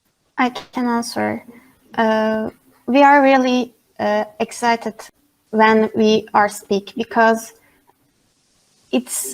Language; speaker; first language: English; non-native, learner; Turkish